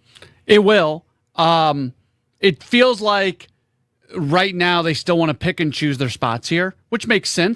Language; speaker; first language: English; native; English